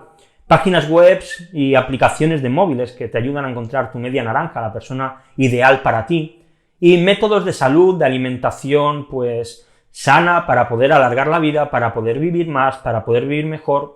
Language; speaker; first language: Spanish; native; Spanish